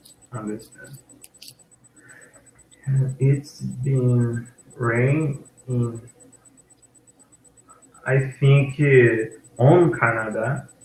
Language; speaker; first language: English; non-native, learner; Portuguese